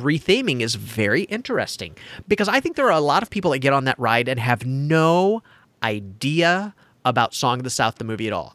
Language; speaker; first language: English; native; English